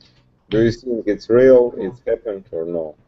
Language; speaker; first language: English; non-native, learner; Russian